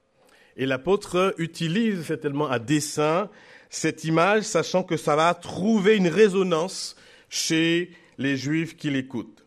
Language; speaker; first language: French; native; French